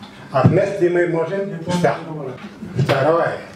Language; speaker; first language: Russian; non-native, learner; Bulgarian